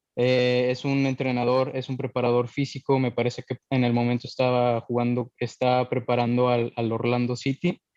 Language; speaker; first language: Spanish; native; Spanish